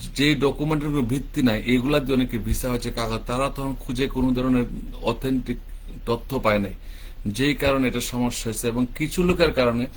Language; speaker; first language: Bangla; native; Bangla